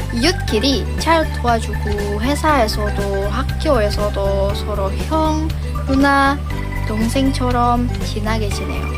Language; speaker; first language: Korean; non-native, fluent; Indonesian